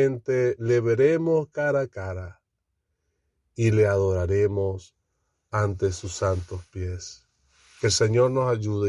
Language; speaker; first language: Spanish; native; Spanish